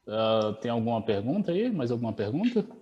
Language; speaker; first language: Portuguese; native; Portuguese